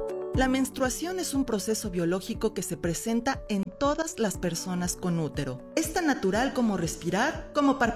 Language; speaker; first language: Spanish; native; Spanish